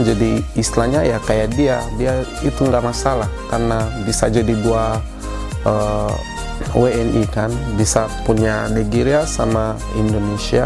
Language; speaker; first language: Indonesian; non-native, fluent; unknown